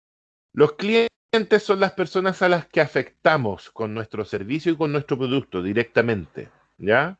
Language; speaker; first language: Spanish; native; Spanish